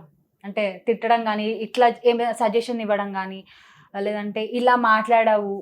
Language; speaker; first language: Telugu; native; Telugu